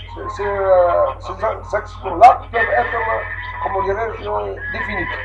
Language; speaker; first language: French; non-native, local second language; Arabic